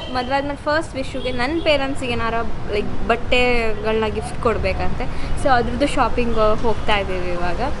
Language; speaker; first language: Kannada; native; Kannada